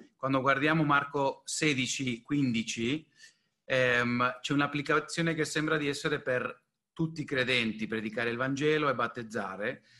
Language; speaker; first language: Italian; native; Italian